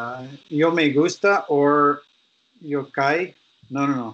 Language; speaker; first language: Spanish; non-native, learner; English